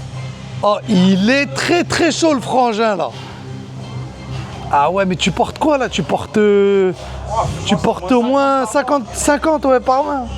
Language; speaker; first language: French; native; French